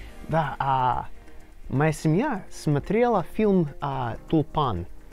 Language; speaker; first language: Russian; non-native, learner; English